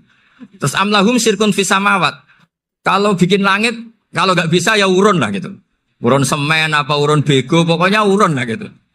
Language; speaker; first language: Indonesian; non-native, local second language; Javanese